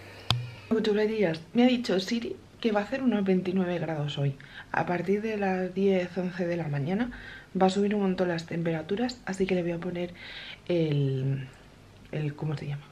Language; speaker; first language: Spanish; native; Spanish